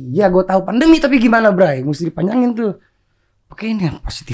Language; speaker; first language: Indonesian; native; Indonesian